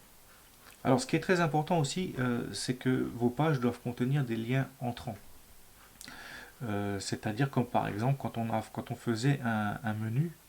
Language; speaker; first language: French; native; French